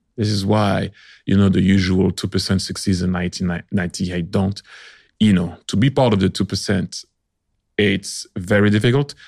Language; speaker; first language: English; early bilingual, other home language; French